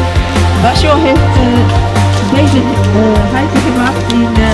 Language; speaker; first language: Dutch; non-native, fluent; Japanese